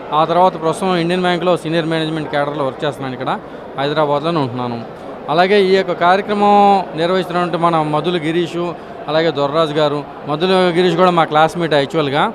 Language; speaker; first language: Telugu; native; Telugu